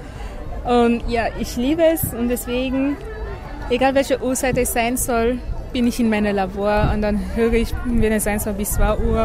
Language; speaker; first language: German; non-native, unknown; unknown